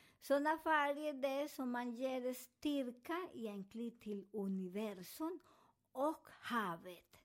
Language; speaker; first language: Swedish; non-native, learner; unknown